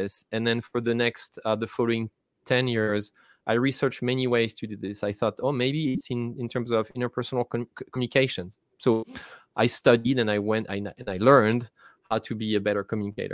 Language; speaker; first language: English; non-native, fluent; French